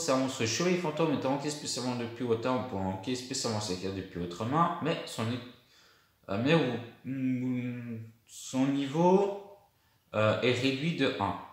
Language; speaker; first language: French; native; French